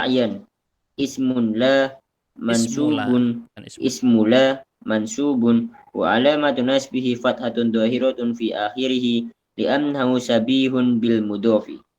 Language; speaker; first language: Arabic; non-native, learner; Indonesian